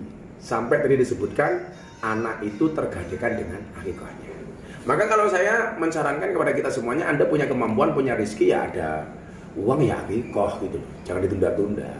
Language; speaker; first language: Indonesian; native; Indonesian